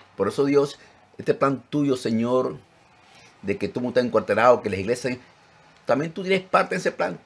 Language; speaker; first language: Spanish; native; Spanish